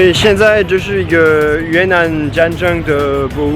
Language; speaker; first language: Chinese; non-native, fluent; French